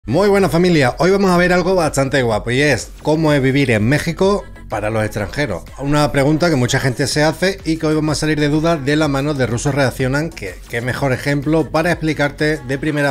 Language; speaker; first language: Spanish; native; Spanish